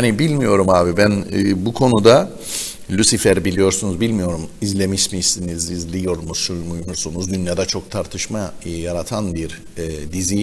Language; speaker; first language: Turkish; native; Turkish